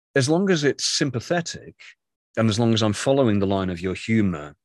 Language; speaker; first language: English; native; English